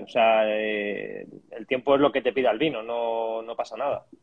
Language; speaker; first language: Spanish; native; Spanish